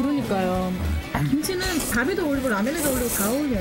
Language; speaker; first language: Korean; native; Korean